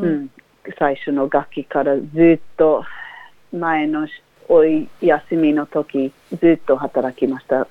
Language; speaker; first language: Japanese; non-native, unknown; English